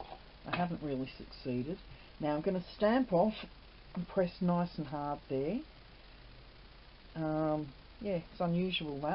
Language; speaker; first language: English; native; English